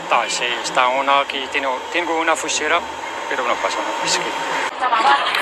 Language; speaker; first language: Spanish; non-native, learner; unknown